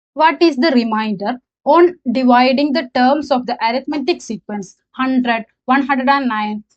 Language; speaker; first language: English; non-native, local second language; Malayalam